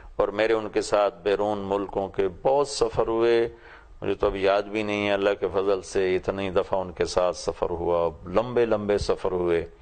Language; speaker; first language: Urdu; non-native, local second language; Punjabi